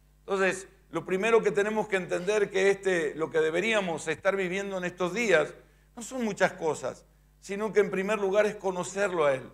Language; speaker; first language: Spanish; native; Spanish